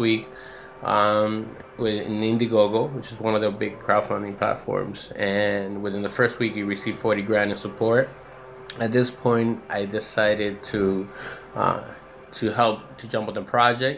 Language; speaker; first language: English; native; English